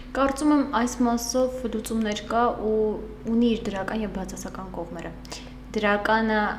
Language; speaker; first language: Armenian; native; Armenian